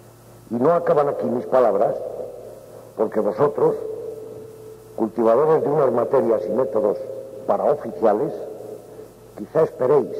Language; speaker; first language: Spanish; native; Spanish